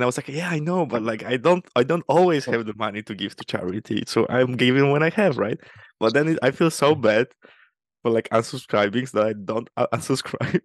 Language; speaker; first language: English; non-native, fluent; Polish